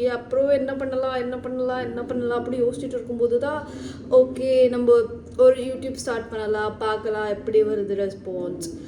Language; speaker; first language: Tamil; early bilingual, heritage; Tamil